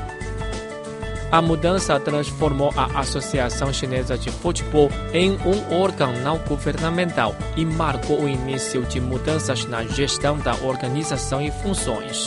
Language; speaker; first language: Portuguese; non-native, fluent; Chinese